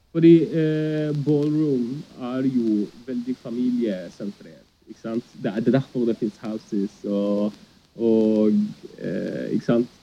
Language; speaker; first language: Norwegian; early bilingual, other home language; Arabic